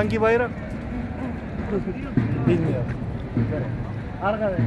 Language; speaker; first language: Turkish; non-native, learner; Kazakh